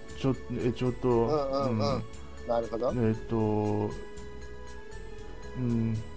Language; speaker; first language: Japanese; non-native, learner; Chinese